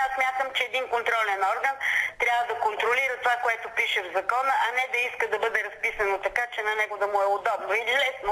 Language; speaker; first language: Bulgarian; native; Bulgarian